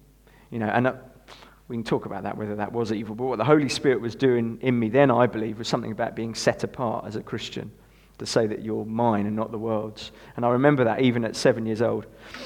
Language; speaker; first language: English; native; English